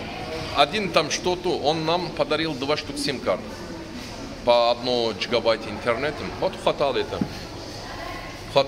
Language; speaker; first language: Russian; non-native, learner; Turkish